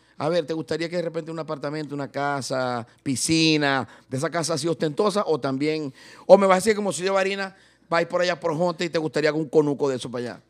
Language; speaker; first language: Spanish; native; Spanish